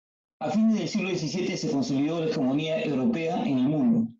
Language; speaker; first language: Spanish; native; Spanish